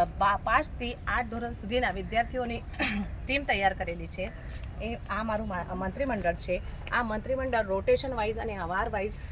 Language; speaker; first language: Gujarati; non-native, local second language; Marathi